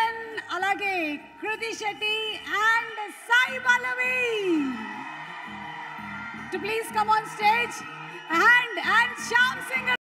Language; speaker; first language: Telugu; native; Telugu